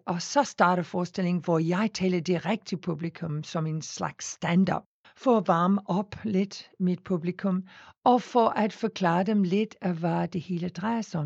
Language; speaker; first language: Danish; non-native, fluent; English